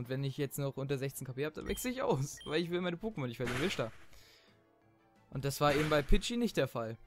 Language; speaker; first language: German; native; German